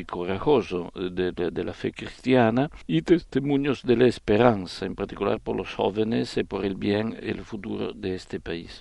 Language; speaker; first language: Spanish; non-native, fluent; Italian